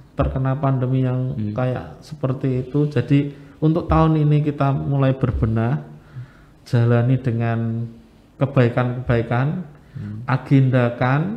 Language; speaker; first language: Indonesian; native; Indonesian